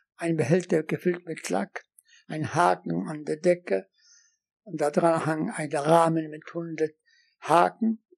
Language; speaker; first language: German; non-native, fluent; Polish